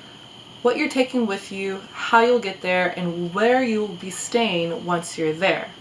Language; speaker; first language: English; native; English